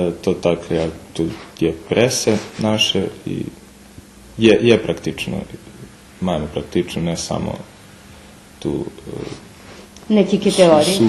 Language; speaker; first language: Ukrainian; early bilingual, heritage; Ukrainian